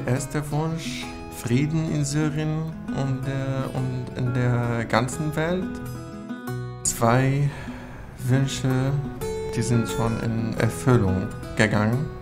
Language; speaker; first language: German; non-native, fluent; Arabic